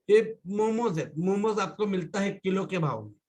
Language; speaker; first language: Hindi; non-native, local second language; Marathi